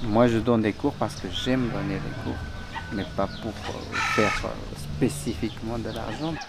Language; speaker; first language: French; non-native, fluent; Spanish